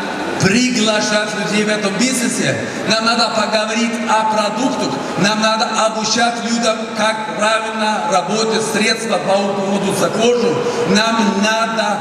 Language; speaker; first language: Russian; non-native, fluent; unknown